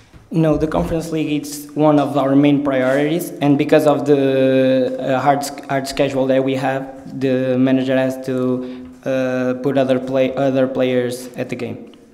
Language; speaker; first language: English; non-native, fluent; Portuguese